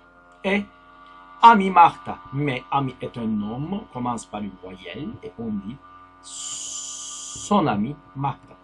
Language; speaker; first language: French; non-native, fluent; Turkish